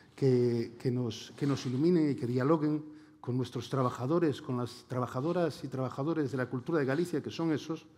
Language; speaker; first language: Spanish; native; Spanish